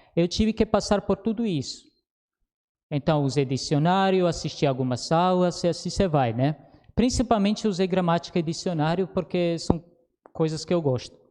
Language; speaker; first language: Portuguese; non-native, fluent; Croatian